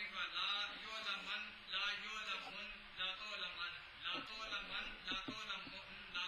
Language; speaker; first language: Arabic; non-native, learner; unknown